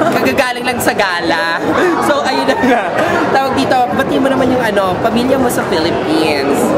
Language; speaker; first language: Filipino; native; Filipino